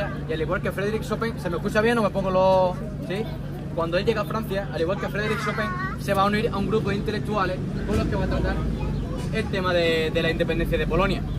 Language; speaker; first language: Spanish; native; Spanish